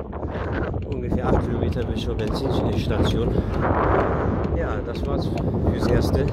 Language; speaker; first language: German; early bilingual, other home language; Turkish